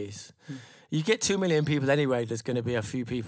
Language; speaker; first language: English; native; English